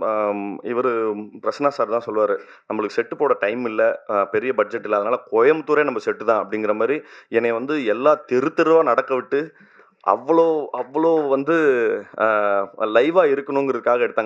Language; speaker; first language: Tamil; native; Tamil